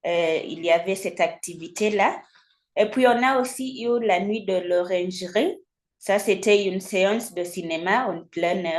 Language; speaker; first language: French; non-native, fluent; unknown